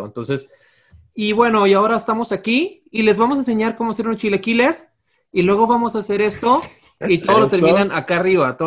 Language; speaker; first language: Spanish; native; Spanish